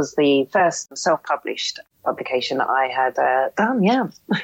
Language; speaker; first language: English; native; English